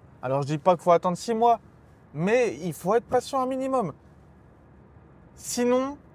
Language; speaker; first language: French; native; French